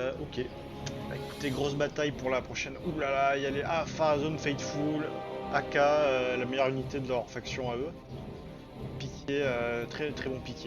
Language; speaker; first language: French; native; French